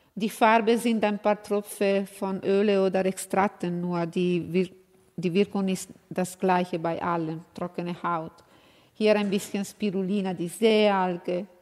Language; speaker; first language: German; non-native, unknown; Italian